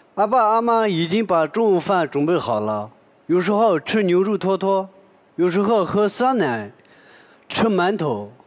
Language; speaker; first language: Chinese; non-native, local second language; Tibetan